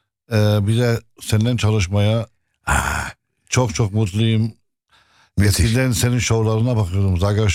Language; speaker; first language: Turkish; non-native, fluent; Arabic